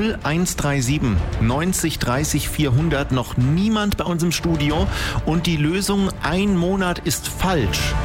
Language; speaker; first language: German; native; German